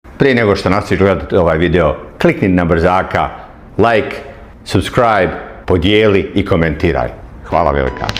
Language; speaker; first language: Bosnian; native; Bosnian